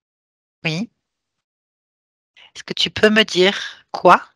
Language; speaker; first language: French; native; French